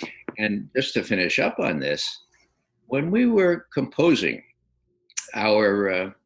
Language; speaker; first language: English; native; English